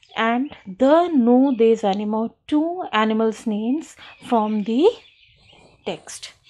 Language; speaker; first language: English; non-native, local second language; Hindi